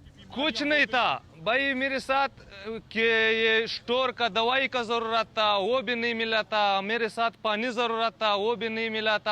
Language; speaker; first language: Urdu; non-native, local second language; Pashto